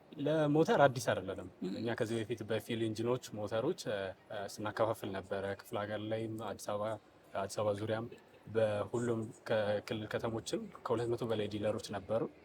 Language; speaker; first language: Amharic; native; Amharic